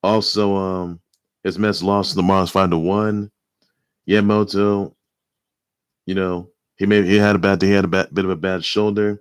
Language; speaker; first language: English; native; English